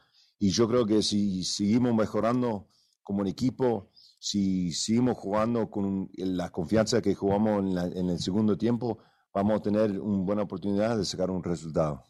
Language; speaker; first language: Spanish; early bilingual, heritage; Spanish